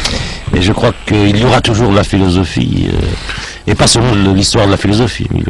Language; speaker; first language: French; native; French